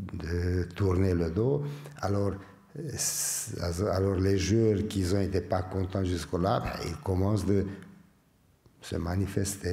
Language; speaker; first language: French; non-native, fluent; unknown